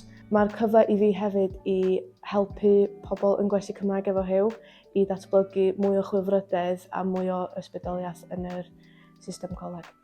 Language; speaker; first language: Welsh; non-native, local second language; English